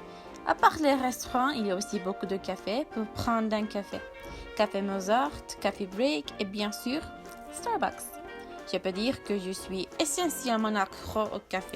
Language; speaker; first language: French; non-native, learner; Turkish